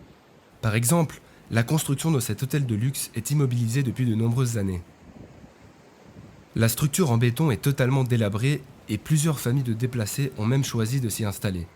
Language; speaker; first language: French; native; French